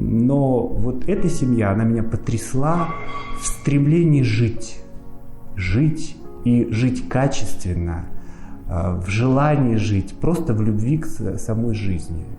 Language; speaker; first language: Russian; native; Russian